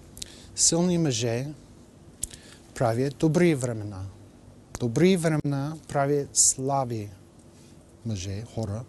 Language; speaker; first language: Bulgarian; non-native, fluent; English